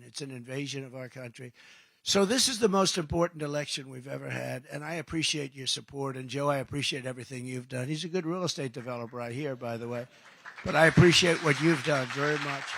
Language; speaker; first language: English; native; English